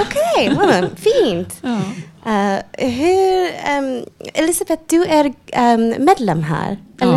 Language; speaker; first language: Swedish; non-native, fluent; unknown